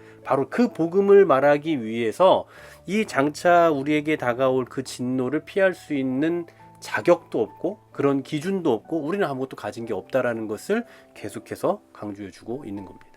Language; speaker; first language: Korean; native; Korean